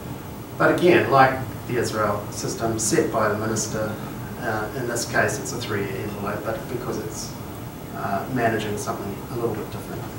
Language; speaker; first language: English; native; English